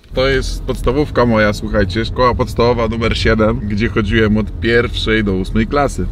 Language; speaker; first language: Polish; native; Polish